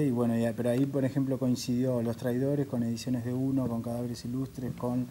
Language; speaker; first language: Spanish; native; Spanish